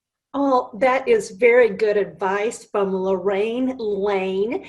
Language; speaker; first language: English; native; English